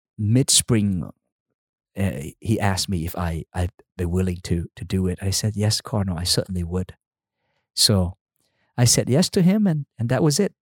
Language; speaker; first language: English; non-native, fluent; Vietnamese